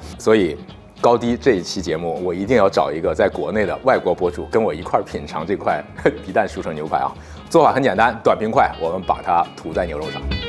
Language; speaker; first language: Chinese; native; Chinese